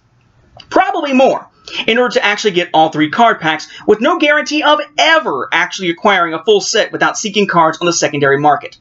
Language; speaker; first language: English; native; English